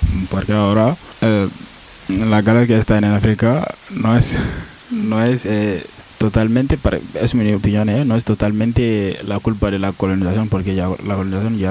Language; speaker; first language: Spanish; non-native, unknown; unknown